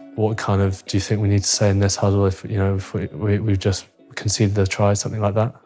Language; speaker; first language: English; native; English